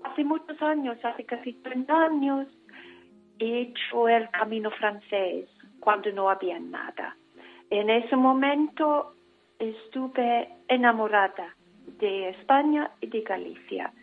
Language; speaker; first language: Spanish; non-native, fluent; English